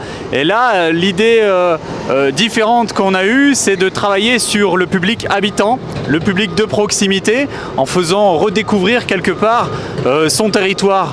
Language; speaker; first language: French; native; French